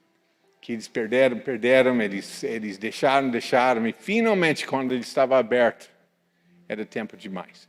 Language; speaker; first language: Portuguese; non-native, fluent; English